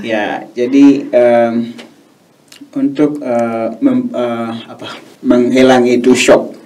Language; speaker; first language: Malay; non-native, learner; Swahili